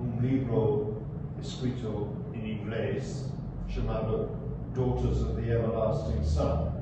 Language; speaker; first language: Portuguese; non-native, fluent; English